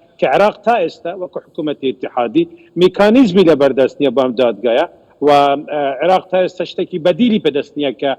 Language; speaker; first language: Central Kurdish; non-native, local second language; Kurdish